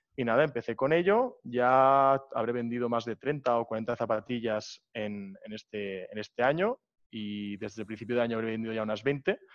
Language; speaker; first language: Spanish; native; Spanish